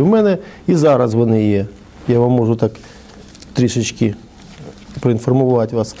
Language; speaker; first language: Ukrainian; native; Ukrainian